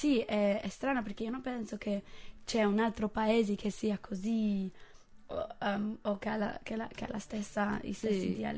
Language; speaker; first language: Italian; non-native, fluent; English